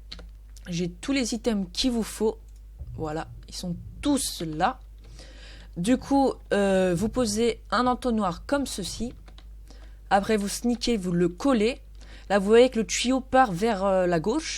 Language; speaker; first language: French; native; French